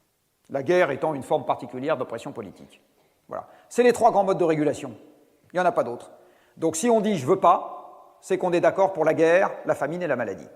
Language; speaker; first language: French; native; French